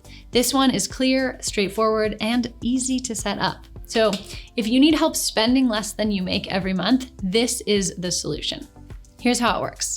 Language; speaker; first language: English; native; English